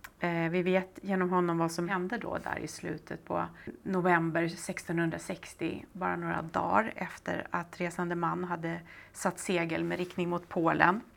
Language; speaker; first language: Swedish; native; Swedish